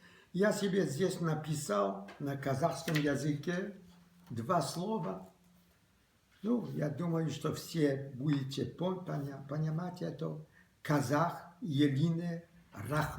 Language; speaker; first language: Russian; early bilingual, other home language; Polish